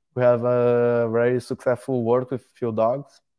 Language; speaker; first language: English; non-native, learner; Portuguese